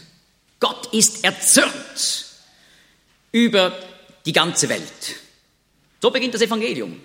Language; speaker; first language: German; native; German